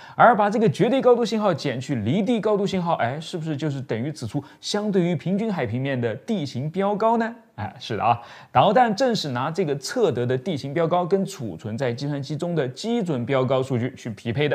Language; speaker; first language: Chinese; native; Chinese